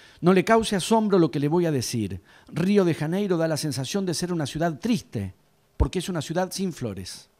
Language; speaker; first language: Spanish; native; Spanish